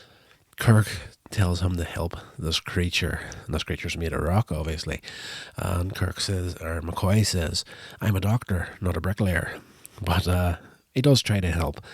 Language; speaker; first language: English; native; English